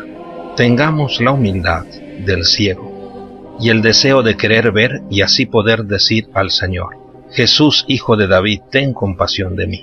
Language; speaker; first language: Spanish; native; Spanish